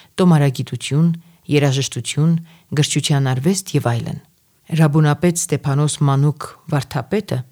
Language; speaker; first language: Armenian; native; Armenian